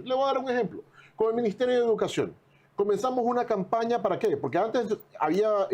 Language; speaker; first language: Spanish; native; Spanish